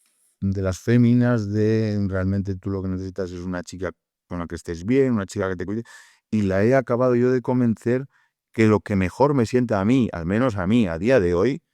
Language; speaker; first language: Spanish; native; Spanish